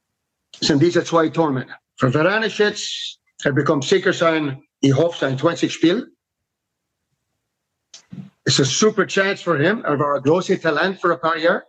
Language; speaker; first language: German; non-native, fluent; English